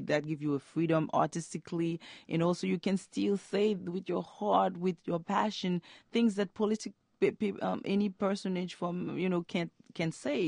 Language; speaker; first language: English; non-native, fluent; Haitian Creole